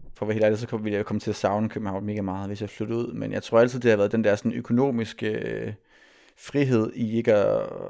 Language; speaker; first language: Danish; native; Danish